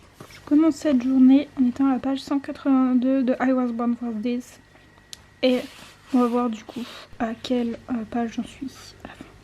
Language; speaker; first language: French; native; French